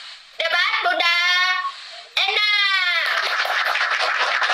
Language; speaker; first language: Indonesian; non-native, learner; Vietnamese